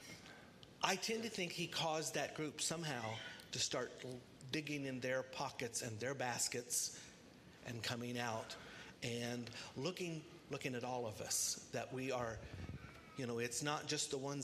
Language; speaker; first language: English; native; English